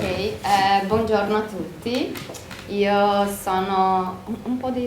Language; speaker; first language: Italian; non-native, learner; Portuguese